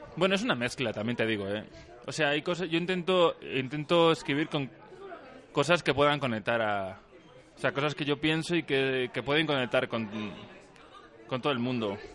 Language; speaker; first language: Spanish; native; Spanish